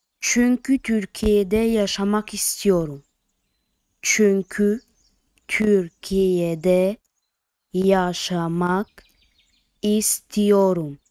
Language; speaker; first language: Turkish; non-native, fluent; Arabic